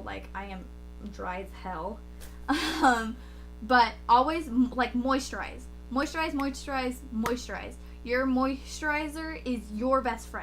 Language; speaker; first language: English; native; English